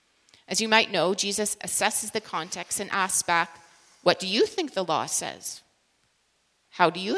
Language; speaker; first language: English; native; English